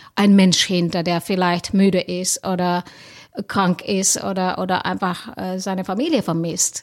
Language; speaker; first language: German; non-native, fluent; Finnish